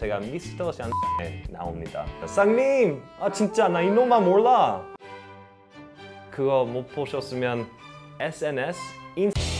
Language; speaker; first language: Korean; non-native, fluent; English